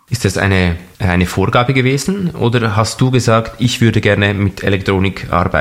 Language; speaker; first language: German; native; German